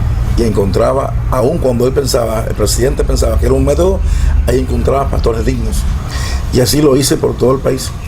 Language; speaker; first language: Spanish; native; Spanish